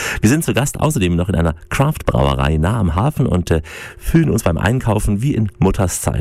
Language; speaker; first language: German; native; German